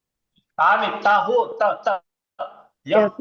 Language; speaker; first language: Hindi; native; Hindi